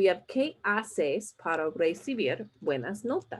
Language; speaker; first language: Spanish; non-native, fluent; English